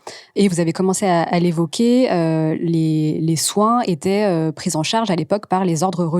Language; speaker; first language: French; native; French